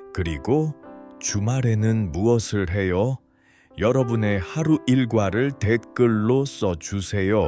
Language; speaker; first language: Korean; non-native, fluent; Uzbek